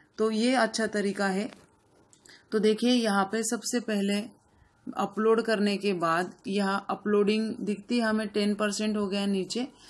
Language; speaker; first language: Hindi; non-native, local second language; Marathi